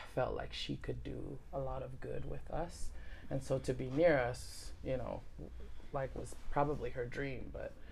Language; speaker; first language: English; native; English